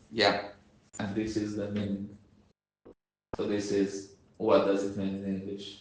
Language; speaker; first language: English; non-native, learner; Hebrew